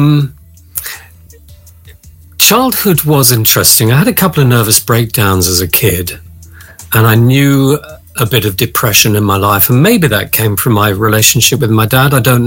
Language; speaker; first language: English; native; English